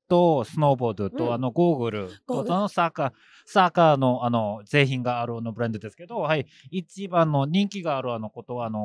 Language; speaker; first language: Japanese; non-native, learner; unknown